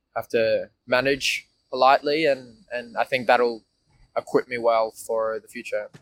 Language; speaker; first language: English; native; English